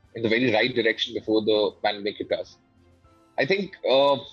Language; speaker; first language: English; non-native, local second language; Hindi